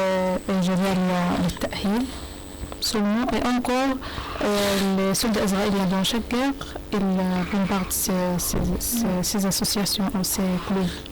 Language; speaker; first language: French; non-native, learner; Arabic